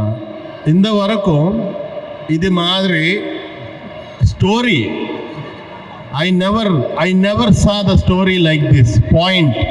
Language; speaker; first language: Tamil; non-native, learner; Telugu